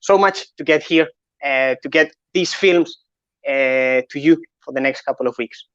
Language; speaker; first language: English; non-native, fluent; Catalan